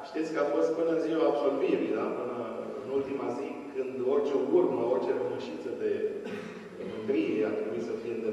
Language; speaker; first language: Romanian; native; Romanian